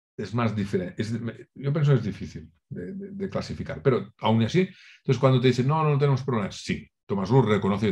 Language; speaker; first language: Spanish; non-native, local second language; Catalan